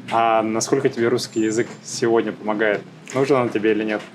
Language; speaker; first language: Russian; native; Russian